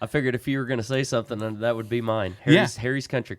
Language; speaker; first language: English; native; English